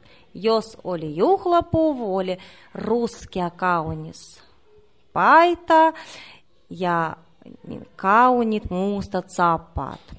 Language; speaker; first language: Finnish; non-native, learner; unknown